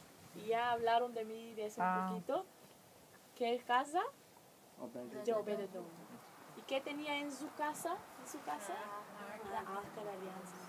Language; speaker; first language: Spanish; non-native, fluent; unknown